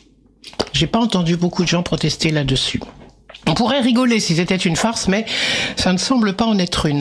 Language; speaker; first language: French; native; French